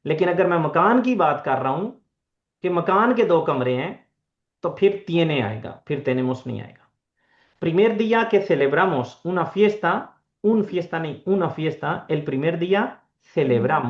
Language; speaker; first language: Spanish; non-native, learner; Urdu